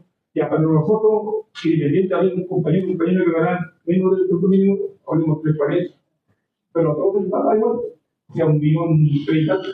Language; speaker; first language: Spanish; native; Spanish